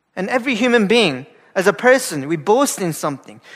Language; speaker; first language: English; non-native, fluent; Korean